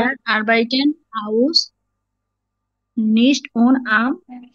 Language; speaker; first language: German; non-native, learner; Bangla